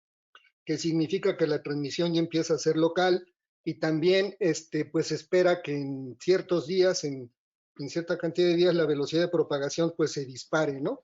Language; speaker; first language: Spanish; native; Spanish